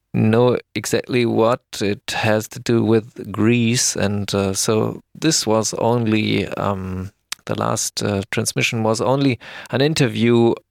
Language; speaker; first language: English; non-native, fluent; German